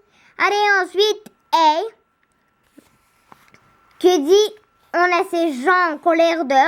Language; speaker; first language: French; native; French